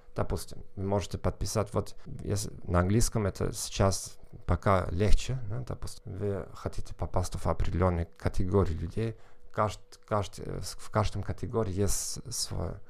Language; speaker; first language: Russian; non-native, fluent; German